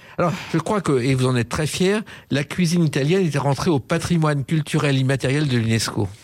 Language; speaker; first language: French; native; French